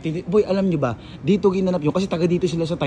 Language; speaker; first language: Filipino; native; Filipino